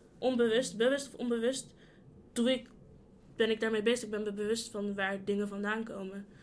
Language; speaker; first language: Dutch; early bilingual, other home language; Yoruba